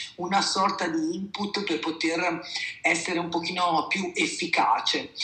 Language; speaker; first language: Italian; native; Italian